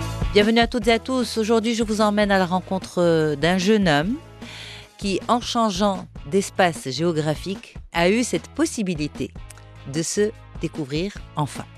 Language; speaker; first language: French; non-native, local second language; Arabic